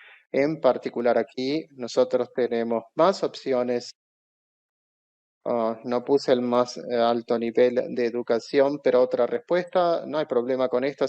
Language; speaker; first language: Spanish; non-native, fluent; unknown